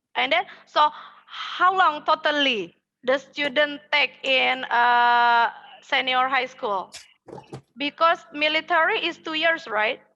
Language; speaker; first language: English; non-native, fluent; Indonesian